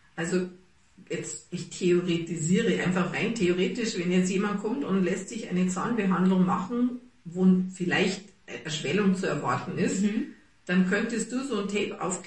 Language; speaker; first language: German; native; German